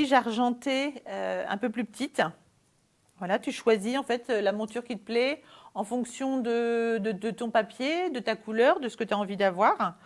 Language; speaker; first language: French; native; French